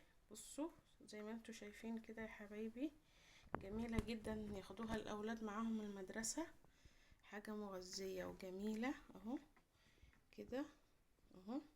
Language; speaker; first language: Arabic; native; Arabic